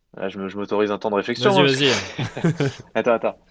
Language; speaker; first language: French; native; French